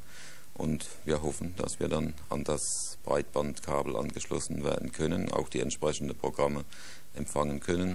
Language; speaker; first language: German; native; German